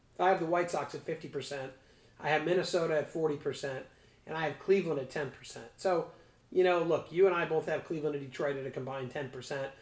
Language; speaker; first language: English; native; English